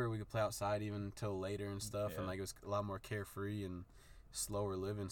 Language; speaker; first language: English; native; English